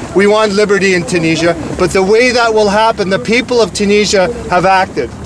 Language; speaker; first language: English; native; English